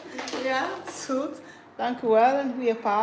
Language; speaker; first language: Dutch; non-native, learner; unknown